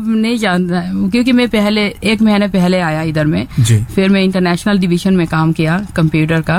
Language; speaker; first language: Hindi; non-native, learner; Bangla